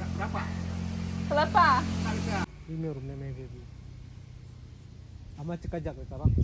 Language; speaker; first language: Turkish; non-native, learner; Indonesian